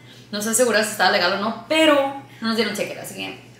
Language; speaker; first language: Spanish; early bilingual, heritage; Spanish